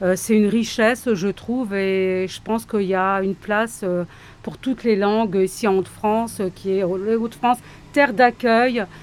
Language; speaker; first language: French; native; French